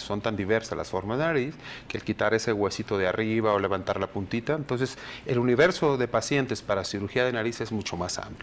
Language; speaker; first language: Spanish; native; Spanish